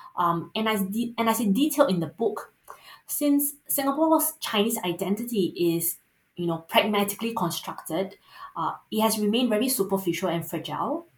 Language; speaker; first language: English; native; English